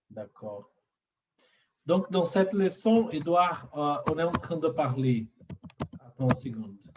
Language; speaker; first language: French; non-native, fluent; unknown